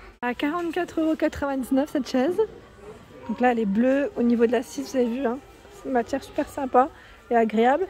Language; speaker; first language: French; native; French